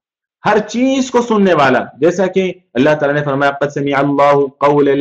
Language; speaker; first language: Urdu; native; Urdu